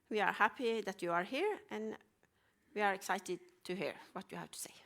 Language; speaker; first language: English; non-native, fluent; Norwegian